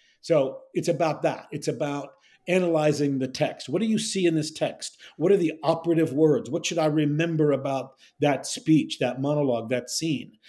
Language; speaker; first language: English; native; English